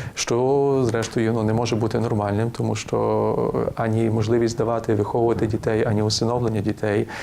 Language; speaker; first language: Ukrainian; native; Ukrainian